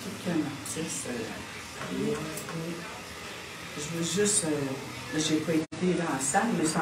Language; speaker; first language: French; native; French